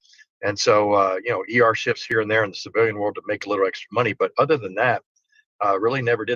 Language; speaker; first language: English; native; English